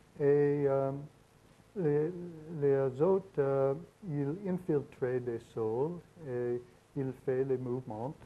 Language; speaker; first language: French; non-native, learner; English